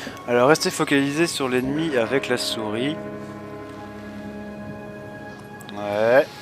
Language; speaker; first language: French; native; French